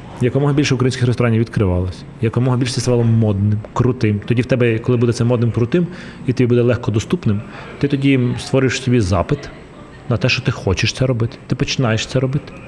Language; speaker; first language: Ukrainian; non-native, local second language; Russian